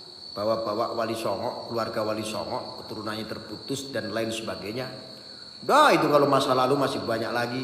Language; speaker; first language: Indonesian; non-native, local second language; Javanese